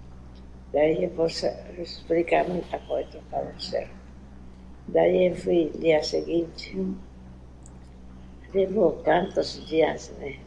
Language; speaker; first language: Portuguese; non-native, learner; Japanese